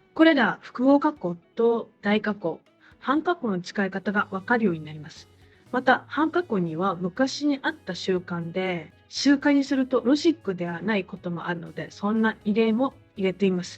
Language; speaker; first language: Japanese; native; Japanese